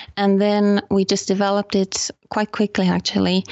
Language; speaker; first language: English; non-native, fluent; Finnish